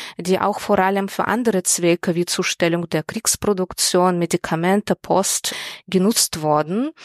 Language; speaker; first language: German; non-native, fluent; Russian